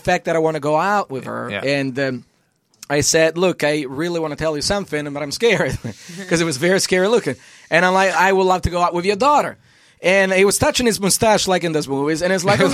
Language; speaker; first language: English; non-native, fluent; Italian